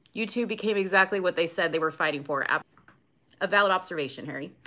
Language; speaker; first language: English; native; English